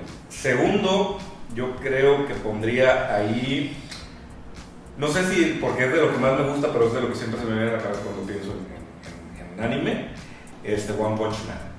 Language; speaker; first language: Spanish; native; Spanish